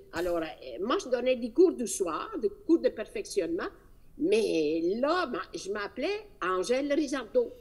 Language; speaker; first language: French; non-native, fluent; Italian